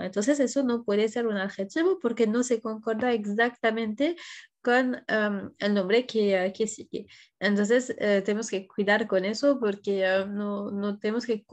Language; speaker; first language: Spanish; non-native, fluent; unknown